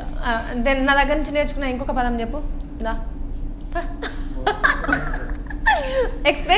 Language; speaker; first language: Telugu; native; Telugu